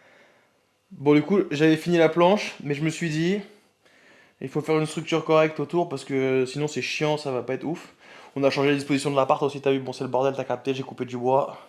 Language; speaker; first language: French; native; French